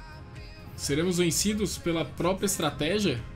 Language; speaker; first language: Portuguese; native; Portuguese